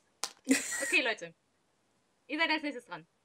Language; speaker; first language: German; native; German